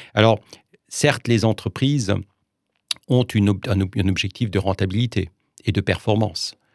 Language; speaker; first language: French; non-native, local second language; Swiss German